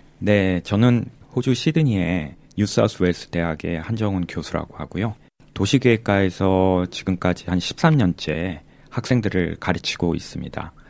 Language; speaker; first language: Korean; native; Korean